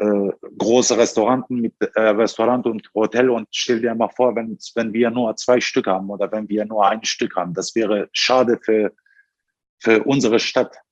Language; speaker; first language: German; non-native, fluent; Turkish